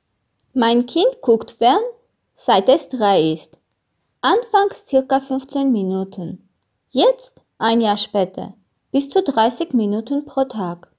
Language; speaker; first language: German; non-native, learner; Armenian